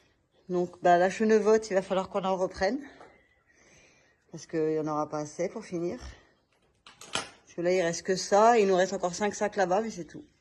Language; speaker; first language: French; native; French